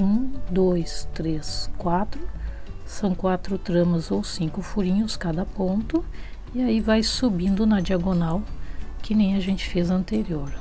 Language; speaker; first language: Portuguese; native; Portuguese